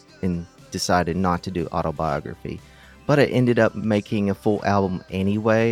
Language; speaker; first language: English; native; English